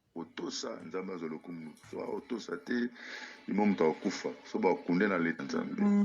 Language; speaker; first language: Lingala; non-native, local second language; Luba-Lulua